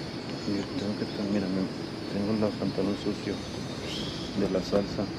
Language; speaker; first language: Spanish; native; Spanish